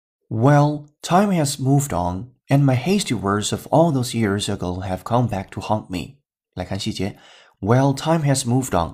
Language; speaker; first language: English; non-native, fluent; Chinese